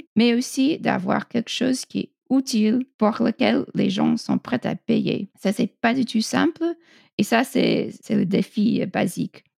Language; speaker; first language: French; non-native, fluent; English